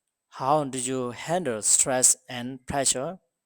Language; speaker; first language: English; non-native, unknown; Burmese